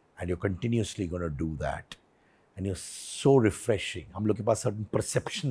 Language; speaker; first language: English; non-native, local second language; Hindi